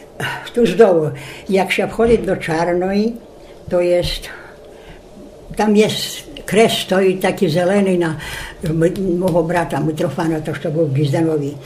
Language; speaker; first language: Polish; non-native, local second language; Rusyn